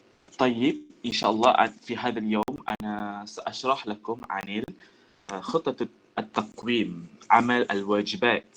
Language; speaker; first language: Arabic; non-native, fluent; Malay